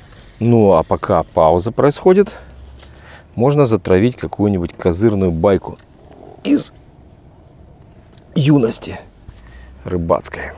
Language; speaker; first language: Russian; native; Russian